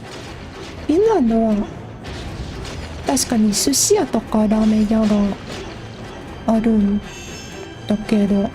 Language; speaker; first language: Japanese; non-native, learner; English